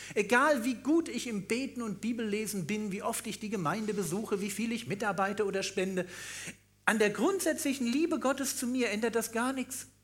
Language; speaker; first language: German; native; German